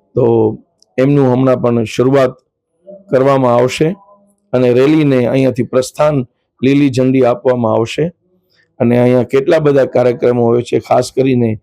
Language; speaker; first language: Gujarati; non-native, local second language; Sindhi